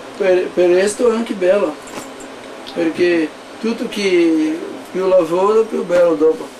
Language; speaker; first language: Italian; non-native, learner; Portuguese